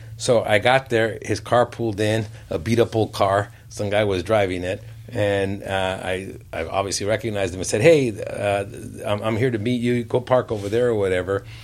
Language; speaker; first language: English; native; English